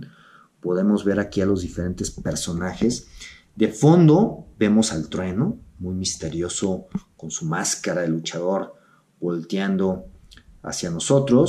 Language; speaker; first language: Spanish; native; Spanish